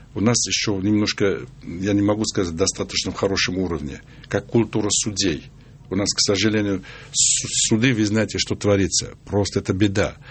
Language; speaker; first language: Russian; non-native, local second language; Armenian